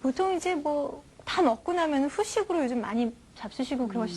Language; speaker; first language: Korean; native; Korean